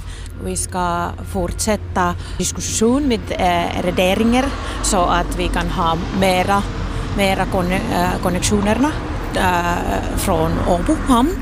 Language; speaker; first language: Swedish; non-native, local second language; Finnish